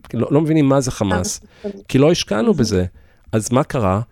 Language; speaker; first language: Hebrew; early bilingual, other home language; English